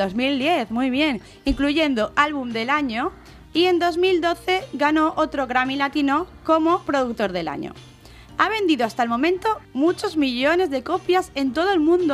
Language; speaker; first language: Spanish; native; Spanish